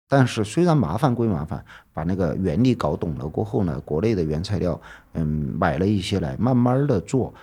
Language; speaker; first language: Chinese; native; Chinese